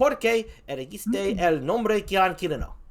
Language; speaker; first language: Spanish; non-native, learner; English